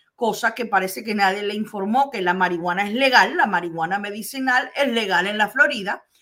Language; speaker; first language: Spanish; early bilingual, heritage; Spanish